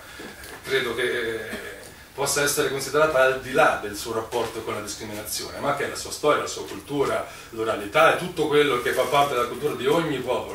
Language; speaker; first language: Italian; native; Italian